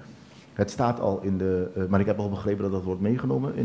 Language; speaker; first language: Dutch; non-native, local second language; Papiamento